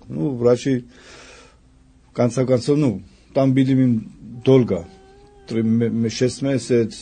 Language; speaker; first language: Russian; non-native, fluent; Georgian